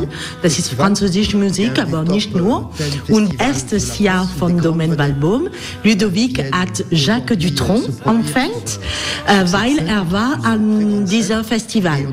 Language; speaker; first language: German; non-native, learner; French